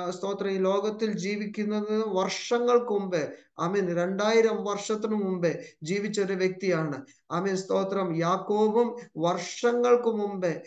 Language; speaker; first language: Malayalam; early bilingual, heritage; Malayalam